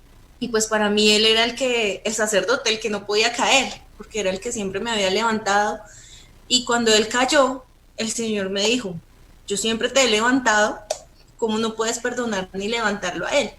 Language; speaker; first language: Spanish; native; Spanish